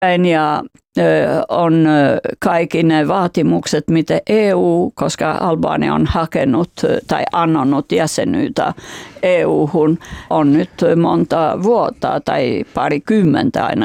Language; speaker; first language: Finnish; non-native, fluent; Albanian